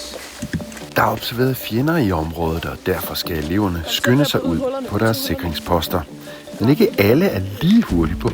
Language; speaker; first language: Danish; native; Danish